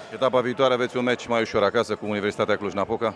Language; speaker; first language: Romanian; native; Romanian